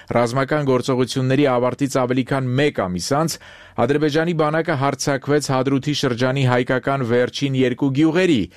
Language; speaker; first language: Armenian; native; Armenian